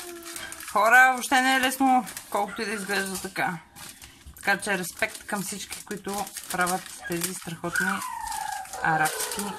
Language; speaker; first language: Bulgarian; native; Bulgarian